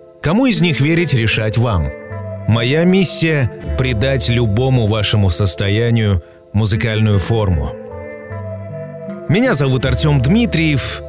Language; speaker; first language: Russian; native; Russian